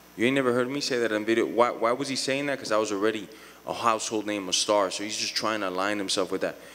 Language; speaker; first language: English; early bilingual, other home language; Spanish